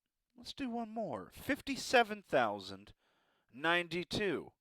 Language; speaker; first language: English; native; English